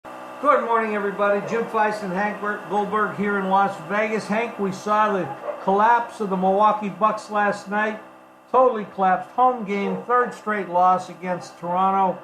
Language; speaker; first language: English; native; English